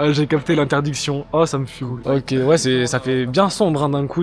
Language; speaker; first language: French; native; French